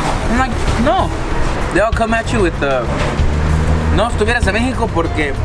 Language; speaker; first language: English; early bilingual, other home language; Spanish